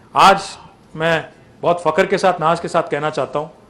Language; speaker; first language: Hindi; non-native, local second language; Telugu